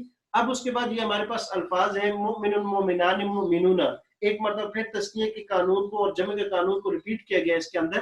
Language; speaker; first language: Urdu; native; Urdu